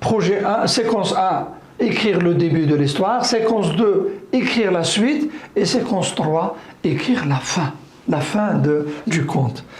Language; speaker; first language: French; non-native, local second language; Arabic